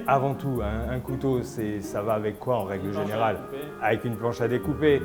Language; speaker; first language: French; native; French